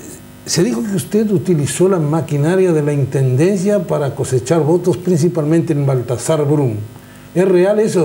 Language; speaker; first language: Spanish; native; Spanish